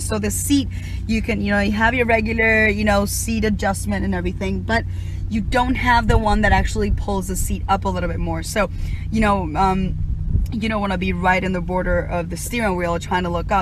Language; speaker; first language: English; early bilingual, other home language; Spanish